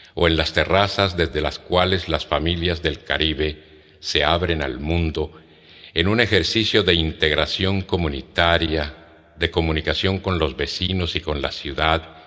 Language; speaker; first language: Spanish; native; Spanish